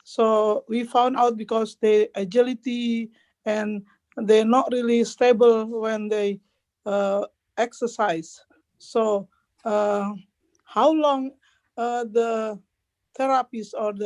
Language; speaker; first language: English; non-native, learner; Indonesian